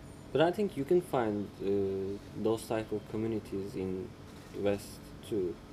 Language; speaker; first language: English; non-native, fluent; Turkish